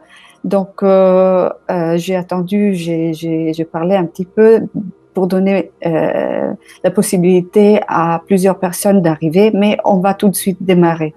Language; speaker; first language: French; non-native, fluent; Italian